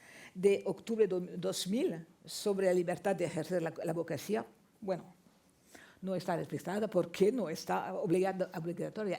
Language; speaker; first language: Spanish; non-native, fluent; French